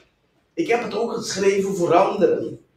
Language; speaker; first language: Dutch; non-native, local second language; Papiamento